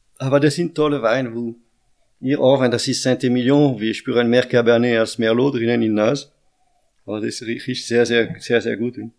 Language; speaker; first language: German; non-native, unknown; French